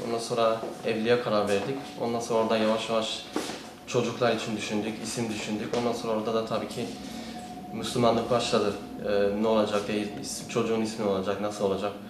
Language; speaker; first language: Turkish; early bilingual, heritage; Turkish